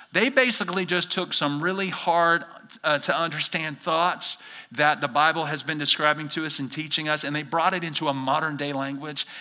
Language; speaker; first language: English; native; English